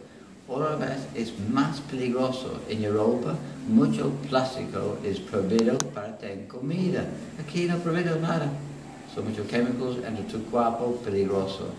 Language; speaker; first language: Spanish; non-native, learner; English